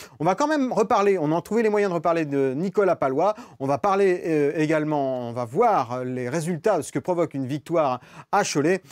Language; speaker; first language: French; native; French